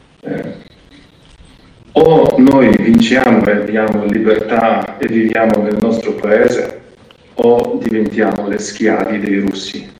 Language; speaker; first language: Italian; non-native, fluent; Ukrainian